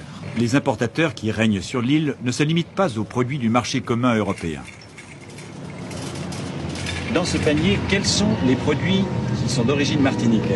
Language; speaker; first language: French; native; French